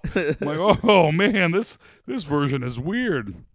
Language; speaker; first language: English; native; English